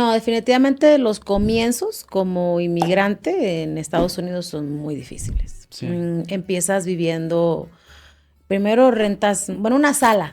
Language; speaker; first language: Spanish; native; Spanish